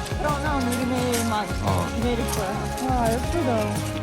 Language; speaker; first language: Korean; non-native, learner; Russian